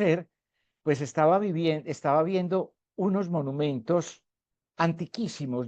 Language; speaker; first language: Spanish; native; Spanish